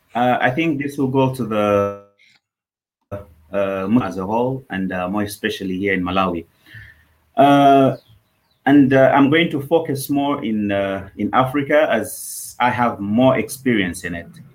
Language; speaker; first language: English; non-native, local second language; Nyanja